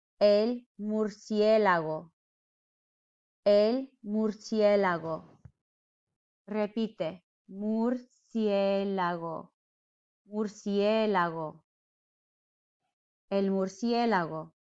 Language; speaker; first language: Spanish; non-native, fluent; English